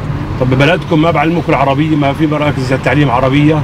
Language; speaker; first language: Arabic; native; Arabic